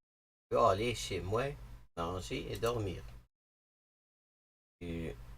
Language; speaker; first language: French; non-native, learner; English